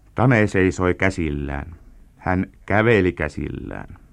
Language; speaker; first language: Finnish; native; Finnish